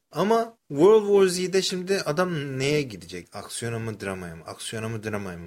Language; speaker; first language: Turkish; early bilingual, other home language; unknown